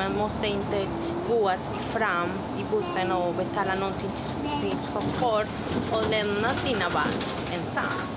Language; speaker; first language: Swedish; non-native, learner; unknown